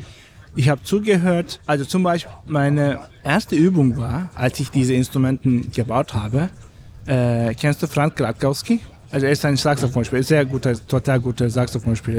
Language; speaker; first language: German; non-native, fluent; Turkish